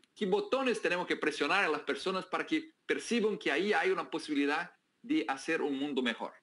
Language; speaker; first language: Spanish; non-native, fluent; Portuguese